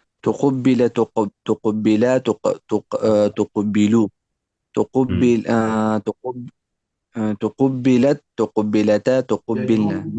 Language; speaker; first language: Arabic; non-native, learner; Urdu